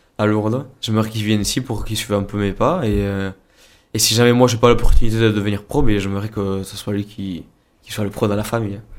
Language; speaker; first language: French; non-native, fluent; Spanish